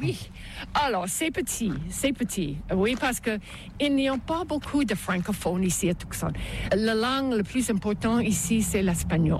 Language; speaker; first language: French; non-native, local second language; English